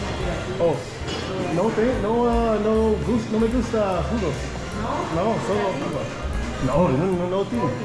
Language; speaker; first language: Spanish; non-native, learner; English